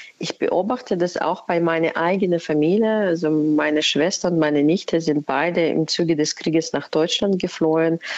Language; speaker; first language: German; non-native, fluent; Ukrainian